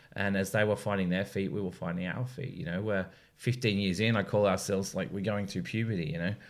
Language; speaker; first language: English; native; English